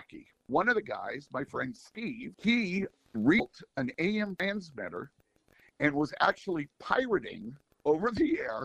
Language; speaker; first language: English; native; English